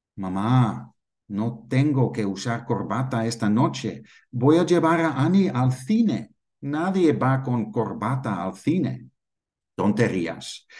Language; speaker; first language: Spanish; non-native, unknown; Dutch